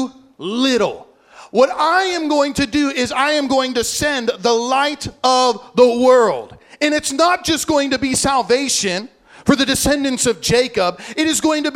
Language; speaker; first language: English; native; English